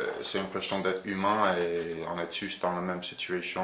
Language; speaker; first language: French; non-native, fluent; English